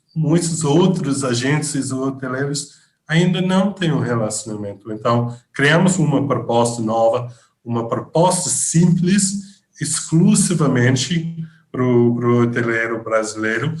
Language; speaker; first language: Portuguese; non-native, fluent; English